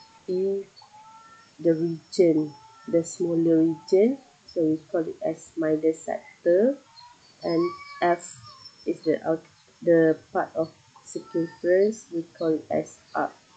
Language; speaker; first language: English; non-native, local second language; Malay